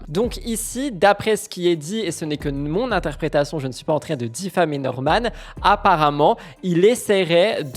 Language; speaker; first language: French; native; French